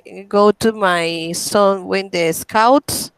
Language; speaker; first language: English; non-native, learner; Spanish